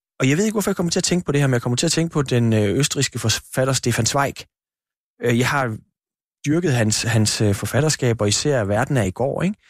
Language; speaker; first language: Danish; native; Danish